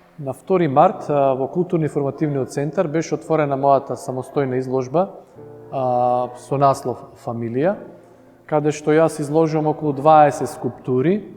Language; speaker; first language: Macedonian; early bilingual, heritage; Macedonian